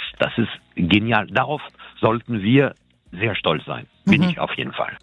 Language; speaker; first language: German; non-native, fluent; French